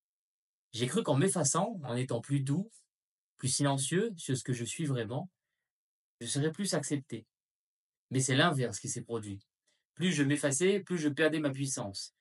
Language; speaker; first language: French; native; French